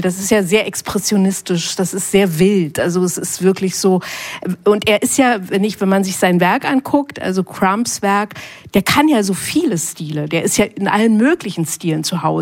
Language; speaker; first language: German; native; German